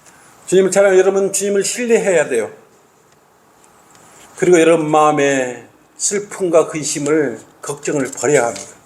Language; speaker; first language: Korean; native; Korean